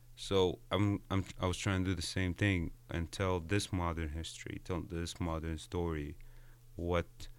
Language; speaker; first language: English; non-native, fluent; Arabic